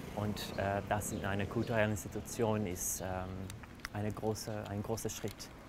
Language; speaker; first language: German; non-native, fluent; Portuguese